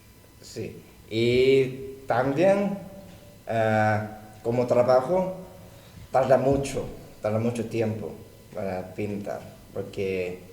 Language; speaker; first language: Spanish; non-native, learner; Thai